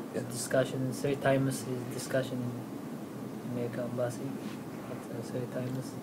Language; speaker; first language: English; non-native, learner; Tigrinya